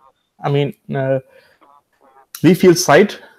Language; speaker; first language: German; non-native, learner; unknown